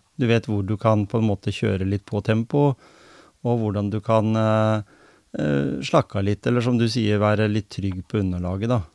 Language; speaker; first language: Norwegian; native; Norwegian